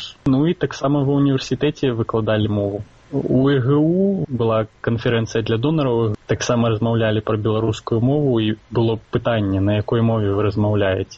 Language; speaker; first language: Belarusian; non-native, local second language; Russian